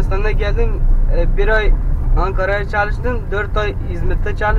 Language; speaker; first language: Turkish; non-native, learner; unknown